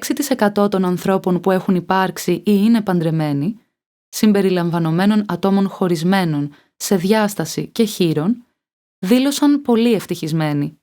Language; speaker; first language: Greek; native; Greek